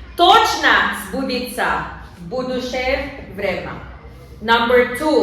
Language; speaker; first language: Russian; non-native, learner; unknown